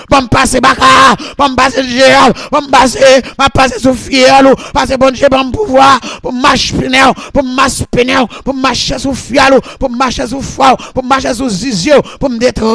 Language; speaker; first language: French; non-native, local second language; Haitian Creole